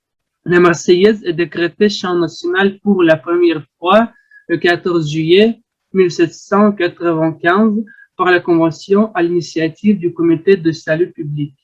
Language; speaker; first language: French; non-native, learner; Russian